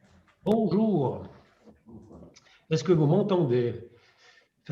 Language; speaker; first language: French; native; French